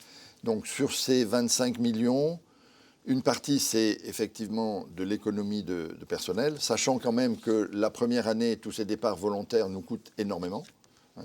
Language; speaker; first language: French; native; French